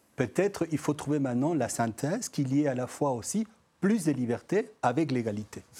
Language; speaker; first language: French; non-native, fluent; Spanish